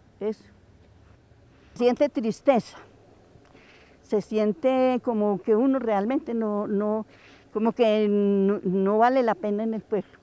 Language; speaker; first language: Spanish; native; Spanish